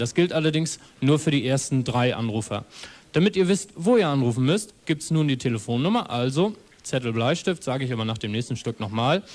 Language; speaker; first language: German; native; German